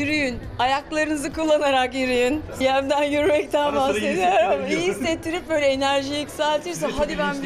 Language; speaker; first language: Turkish; native; Turkish